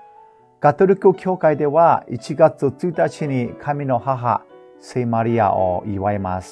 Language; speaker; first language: Japanese; non-native, fluent; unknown